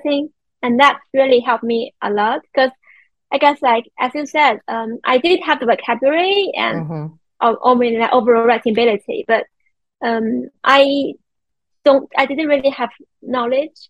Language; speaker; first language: English; non-native, fluent; Chinese